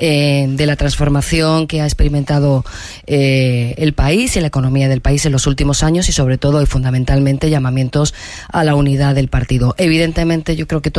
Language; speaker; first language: Spanish; native; Spanish